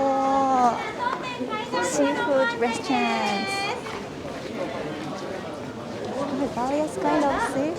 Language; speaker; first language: English; non-native, fluent; Japanese